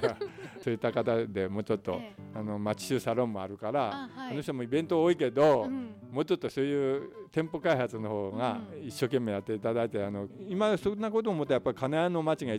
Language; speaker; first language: Japanese; native; Japanese